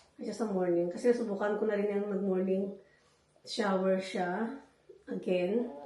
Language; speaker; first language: Filipino; non-native, local second language; Hiligaynon